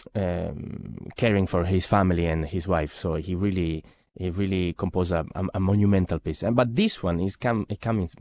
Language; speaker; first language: English; non-native, fluent; Italian